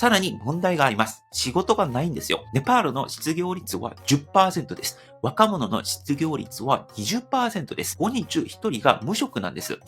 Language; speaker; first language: Japanese; non-native, fluent; Korean